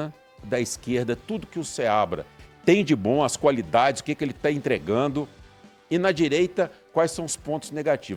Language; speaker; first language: Portuguese; native; Portuguese